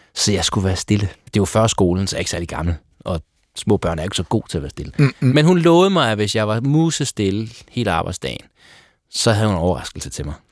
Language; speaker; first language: Danish; early bilingual, other home language; Persian